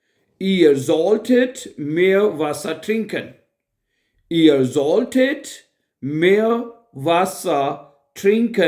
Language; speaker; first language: German; non-native, fluent; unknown